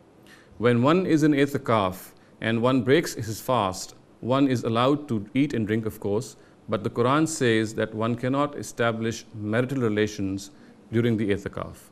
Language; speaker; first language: English; non-native, local second language; Urdu